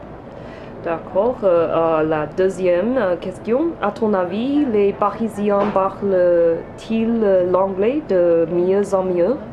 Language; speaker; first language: French; non-native, fluent; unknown